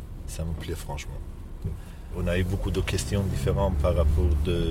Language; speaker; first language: French; non-native, fluent; Kurdish